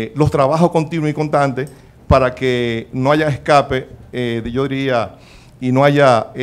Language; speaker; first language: Spanish; native; Spanish